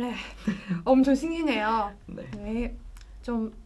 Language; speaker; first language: Korean; non-native, learner; Chinese